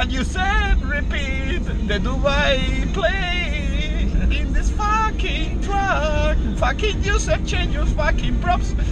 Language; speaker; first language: English; non-native, learner; Spanish